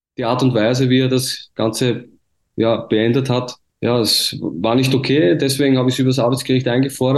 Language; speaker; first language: German; native; German